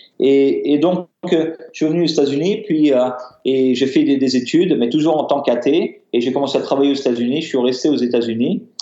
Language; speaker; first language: French; native; French